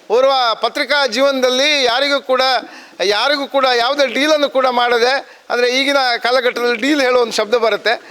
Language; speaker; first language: Kannada; native; Kannada